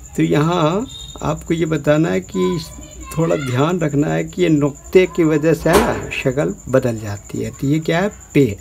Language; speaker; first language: Hindi; native; Hindi